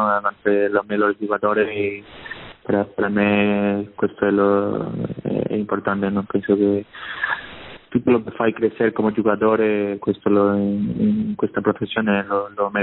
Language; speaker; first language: Italian; non-native, learner; Spanish